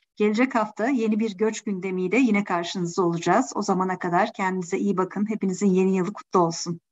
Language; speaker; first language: Turkish; native; Turkish